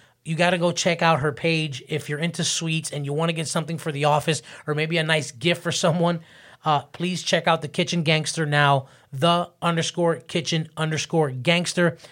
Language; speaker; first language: English; early bilingual, other home language; Spanish